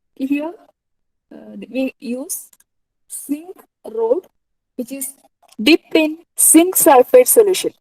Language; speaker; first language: English; non-native, local second language; Malayalam